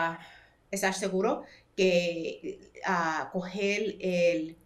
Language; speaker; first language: Spanish; early bilingual, heritage; Spanish